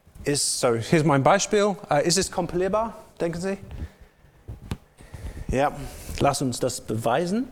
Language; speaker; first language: German; non-native, fluent; English